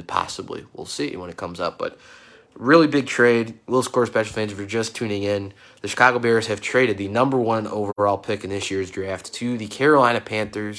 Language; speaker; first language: English; native; English